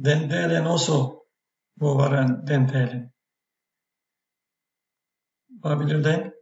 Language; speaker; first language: Norwegian; non-native, fluent; Turkish